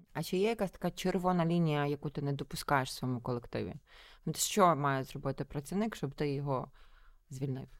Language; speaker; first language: Ukrainian; native; Ukrainian